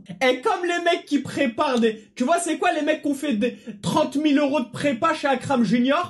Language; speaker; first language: French; native; French